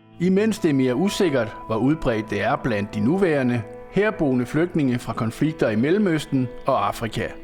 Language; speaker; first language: Danish; native; Danish